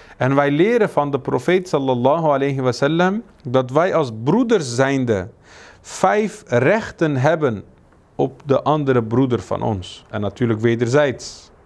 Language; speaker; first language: Dutch; early bilingual, other home language; Turkish